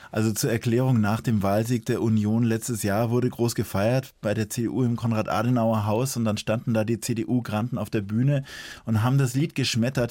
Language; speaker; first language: German; native; German